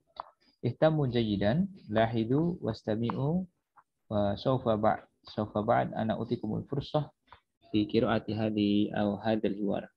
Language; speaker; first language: Arabic; non-native, fluent; Indonesian